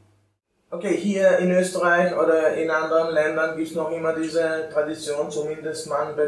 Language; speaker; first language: German; non-native, fluent; Albanian